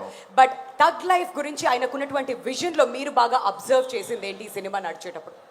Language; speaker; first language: Telugu; native; Telugu